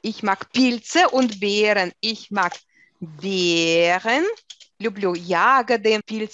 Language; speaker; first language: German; non-native, fluent; Russian